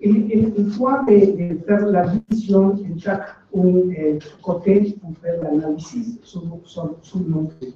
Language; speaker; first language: French; non-native, learner; Spanish